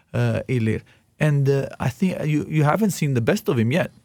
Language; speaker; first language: English; non-native, fluent; Greek